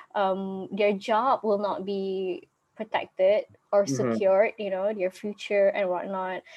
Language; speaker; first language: English; non-native, local second language; Malay